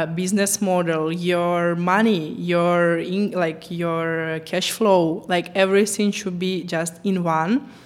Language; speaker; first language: English; non-native, fluent; Ukrainian